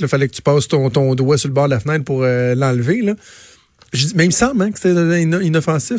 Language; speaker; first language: French; native; French